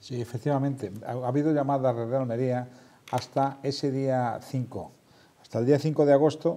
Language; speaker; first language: Spanish; native; Spanish